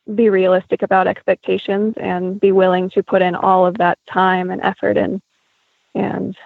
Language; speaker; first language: English; native; English